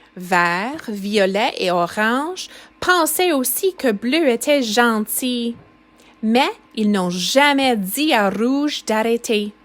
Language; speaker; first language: French; non-native, fluent; English